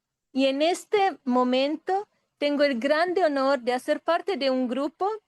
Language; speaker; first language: Spanish; non-native, fluent; Italian